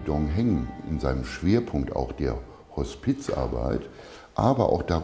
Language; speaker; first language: German; native; German